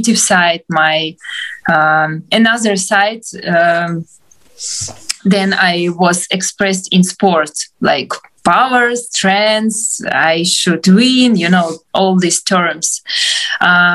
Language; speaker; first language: English; non-native, fluent; Ukrainian